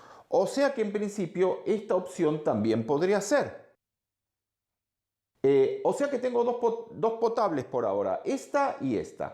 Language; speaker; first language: Spanish; native; Spanish